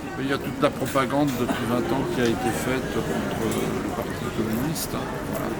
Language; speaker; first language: French; native; French